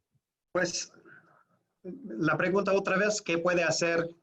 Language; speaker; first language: Spanish; non-native, fluent; English